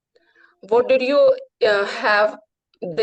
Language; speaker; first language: English; non-native, learner; Hindi